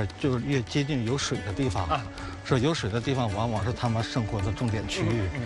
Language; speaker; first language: Chinese; native; Chinese